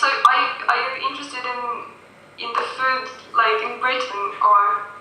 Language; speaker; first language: English; non-native, fluent; Russian